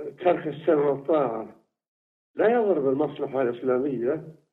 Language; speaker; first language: Arabic; native; Arabic